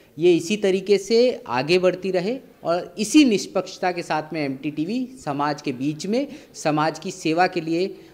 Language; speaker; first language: Hindi; native; Hindi